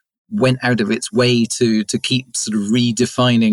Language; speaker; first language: English; native; English